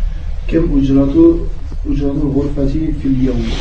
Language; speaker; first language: Arabic; non-native, learner; French